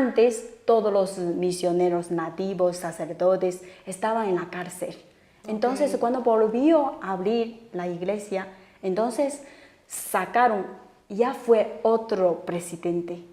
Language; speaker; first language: Spanish; non-native, fluent; Chinese